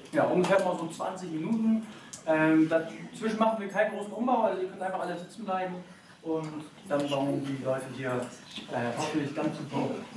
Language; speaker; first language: German; native; German